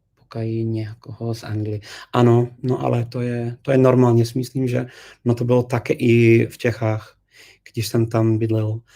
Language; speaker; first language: Czech; non-native, learner; English